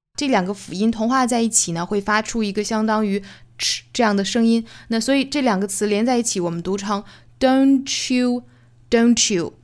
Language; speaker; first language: Chinese; native; Chinese